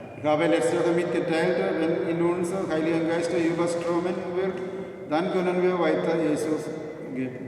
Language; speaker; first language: German; non-native, learner; Malayalam